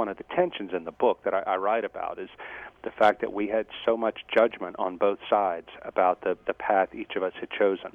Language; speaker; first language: English; native; English